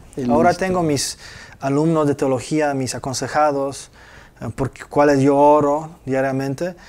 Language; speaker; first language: Spanish; non-native, fluent; Polish